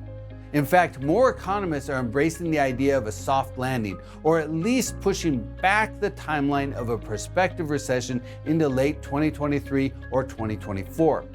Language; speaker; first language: English; native; English